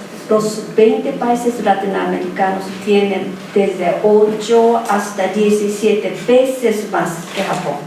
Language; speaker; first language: Spanish; non-native, fluent; Japanese